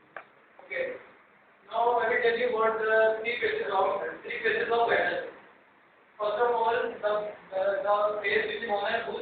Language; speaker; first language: English; non-native, learner; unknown